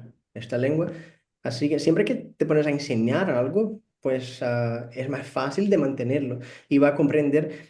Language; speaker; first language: Spanish; non-native, fluent; Portuguese